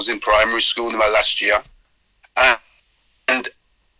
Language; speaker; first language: English; native; English